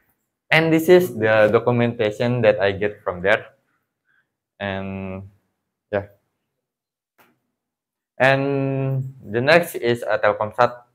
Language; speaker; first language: English; non-native, learner; Indonesian